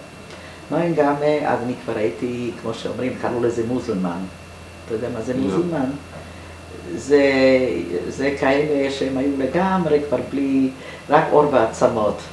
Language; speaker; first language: Hebrew; non-native, fluent; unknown